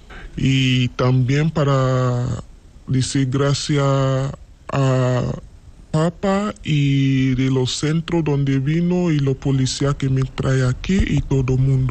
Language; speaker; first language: Spanish; non-native, learner; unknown